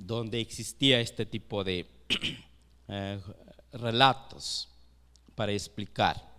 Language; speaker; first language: Spanish; non-native, fluent; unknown